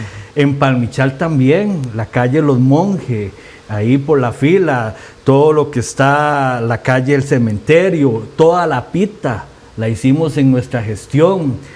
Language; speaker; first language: Spanish; native; Spanish